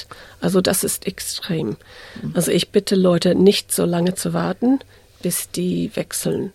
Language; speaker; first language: German; early bilingual, heritage; English